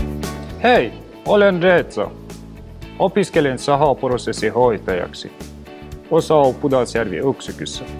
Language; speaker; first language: Finnish; non-native, learner; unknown